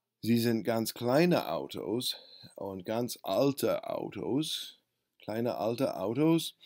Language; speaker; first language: German; non-native, fluent; English